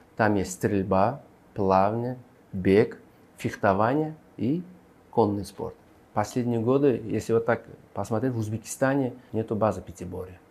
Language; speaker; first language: Russian; non-native, local second language; Uzbek